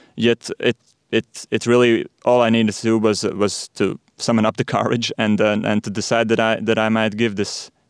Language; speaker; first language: English; non-native, fluent; Latvian